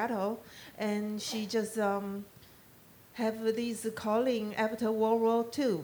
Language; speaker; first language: English; non-native, learner; Chinese